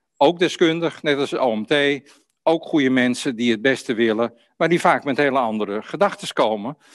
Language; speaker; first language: Dutch; native; Dutch